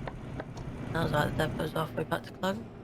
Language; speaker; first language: English; native; English